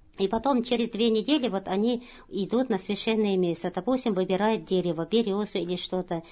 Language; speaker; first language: Russian; non-native, local second language; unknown